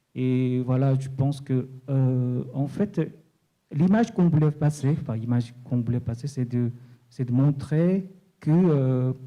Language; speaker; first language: French; non-native, fluent; Korean